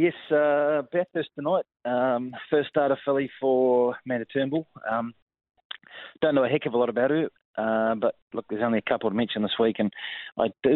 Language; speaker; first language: English; native; English